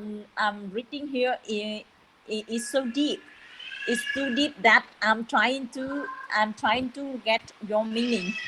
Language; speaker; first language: English; non-native, learner; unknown